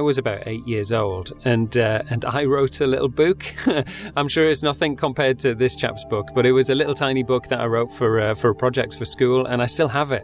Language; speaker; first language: English; native; English